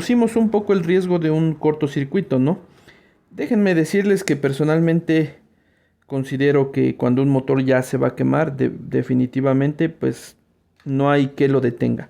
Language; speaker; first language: Spanish; native; Spanish